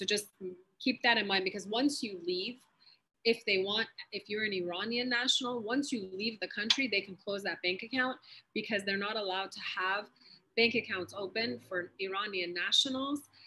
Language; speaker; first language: English; early bilingual, other home language; Persian